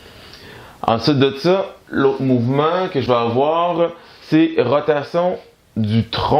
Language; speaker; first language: French; native; French